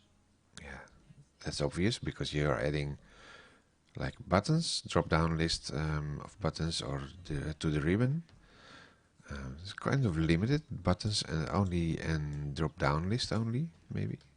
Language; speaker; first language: English; non-native, fluent; Dutch